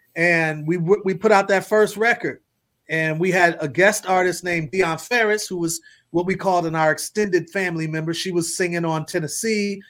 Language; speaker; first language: English; native; English